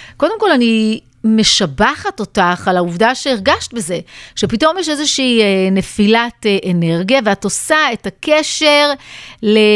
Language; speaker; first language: Hebrew; native; Hebrew